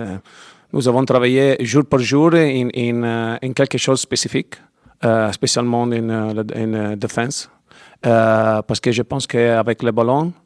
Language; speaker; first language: French; non-native, learner; Italian